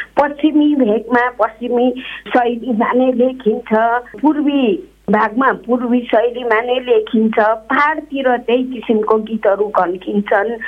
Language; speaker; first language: Nepali; native; Nepali